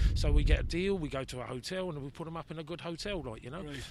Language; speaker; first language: English; native; English